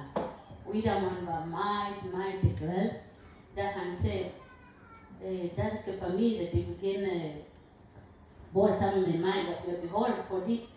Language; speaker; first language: Danish; non-native, learner; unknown